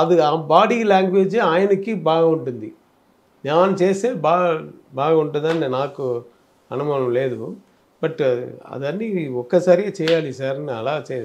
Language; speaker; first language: Telugu; non-native, learner; Tamil